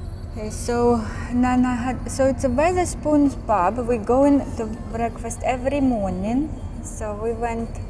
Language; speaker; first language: English; non-native, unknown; Russian